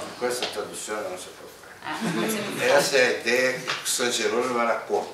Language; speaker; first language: Italian; non-native, learner; Portuguese